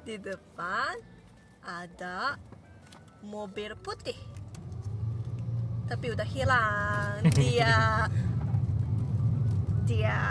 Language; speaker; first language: Indonesian; non-native, learner; Japanese